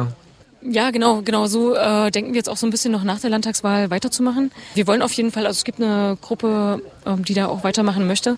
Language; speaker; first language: German; native; German